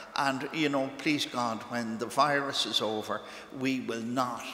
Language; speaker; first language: English; native; English